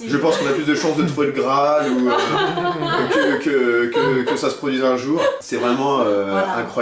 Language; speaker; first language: French; native; French